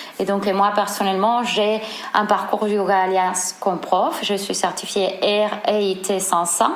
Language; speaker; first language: French; non-native, fluent; Spanish